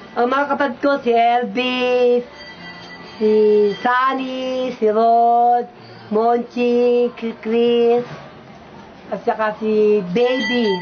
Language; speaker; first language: Filipino; native; Filipino